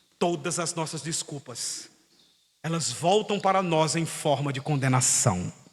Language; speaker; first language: Portuguese; native; Portuguese